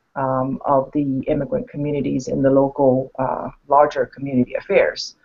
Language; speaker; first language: English; non-native, fluent; Chinese